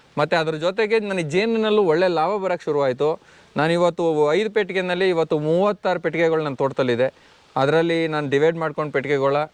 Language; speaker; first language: Kannada; native; Kannada